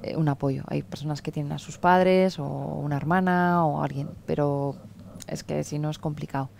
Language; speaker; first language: Spanish; native; Spanish